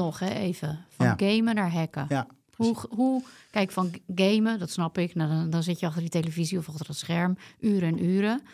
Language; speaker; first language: Dutch; native; Dutch